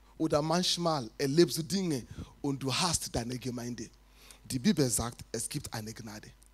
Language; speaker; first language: German; non-native, fluent; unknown